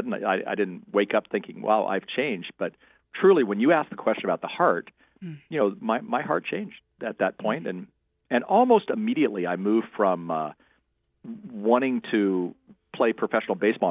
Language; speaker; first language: English; native; English